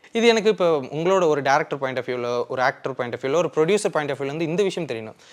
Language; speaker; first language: Tamil; native; Tamil